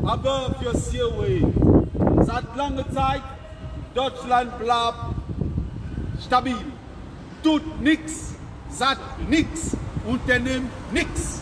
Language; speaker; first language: German; non-native, fluent; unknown